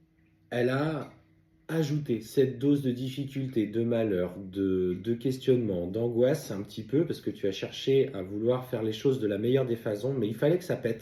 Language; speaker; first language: French; native; French